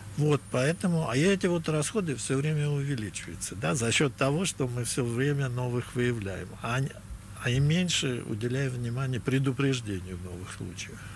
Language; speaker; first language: Russian; native; Russian